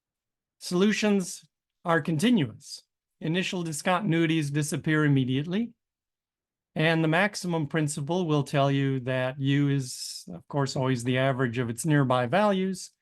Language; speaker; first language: English; native; English